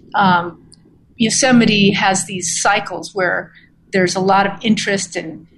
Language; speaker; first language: English; native; English